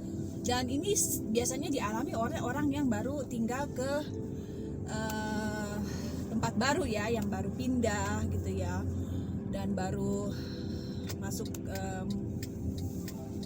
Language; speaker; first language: Indonesian; native; Indonesian